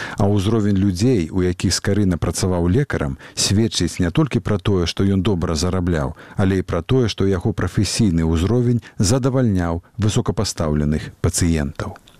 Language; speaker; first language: Belarusian; native; Belarusian